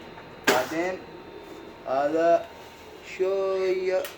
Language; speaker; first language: Arabic; non-native, learner; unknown